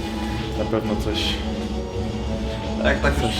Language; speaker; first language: Polish; non-native, learner; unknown